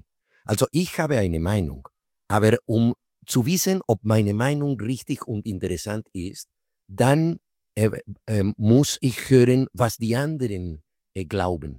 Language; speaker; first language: German; non-native, fluent; Spanish